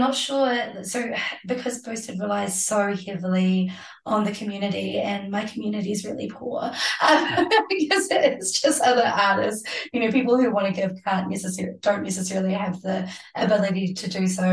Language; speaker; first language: English; native; English